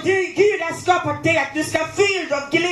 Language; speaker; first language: Swedish; non-native, learner; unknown